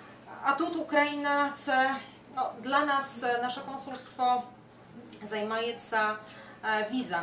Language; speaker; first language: Ukrainian; non-native, fluent; Polish